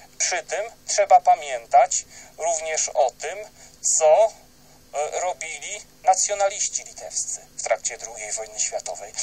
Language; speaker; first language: Polish; native; Polish